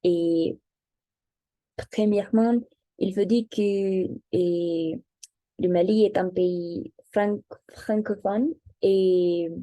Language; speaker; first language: French; non-native, learner; Spanish